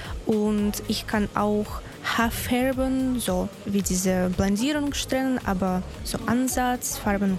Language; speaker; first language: German; non-native, learner; Russian